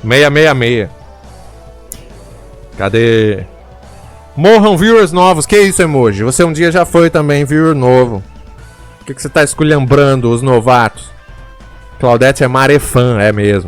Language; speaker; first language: Portuguese; native; Portuguese